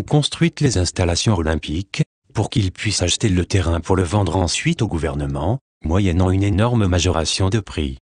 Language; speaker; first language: French; native; French